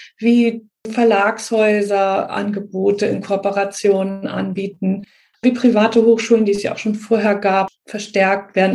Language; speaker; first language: German; native; German